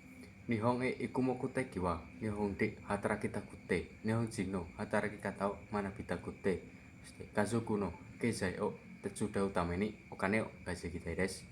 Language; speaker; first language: Japanese; non-native, learner; Indonesian